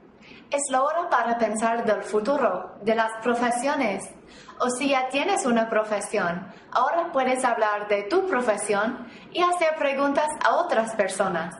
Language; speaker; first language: Spanish; non-native, fluent; English